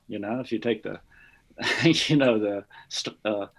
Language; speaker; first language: English; native; English